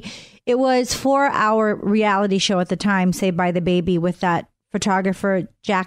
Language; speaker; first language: English; native; English